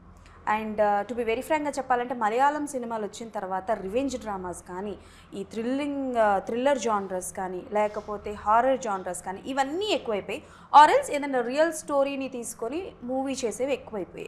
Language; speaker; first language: Telugu; native; Telugu